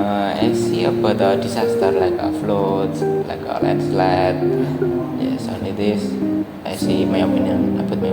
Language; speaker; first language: English; non-native, learner; Indonesian